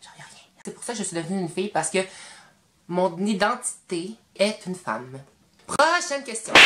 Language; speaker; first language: French; native; French